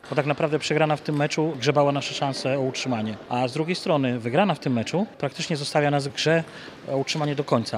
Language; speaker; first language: Polish; native; Polish